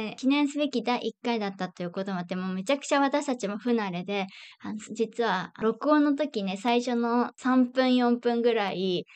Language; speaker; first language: Japanese; native; Japanese